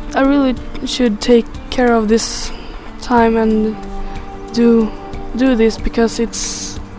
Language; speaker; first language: English; non-native, learner; Swedish